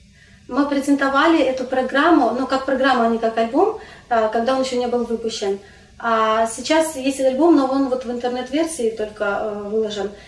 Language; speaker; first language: Russian; non-native, local second language; Crimean Tatar